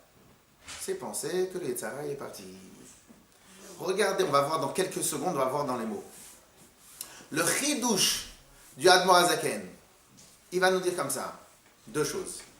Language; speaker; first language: French; native; French